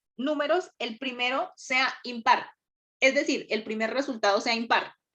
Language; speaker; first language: Spanish; native; Spanish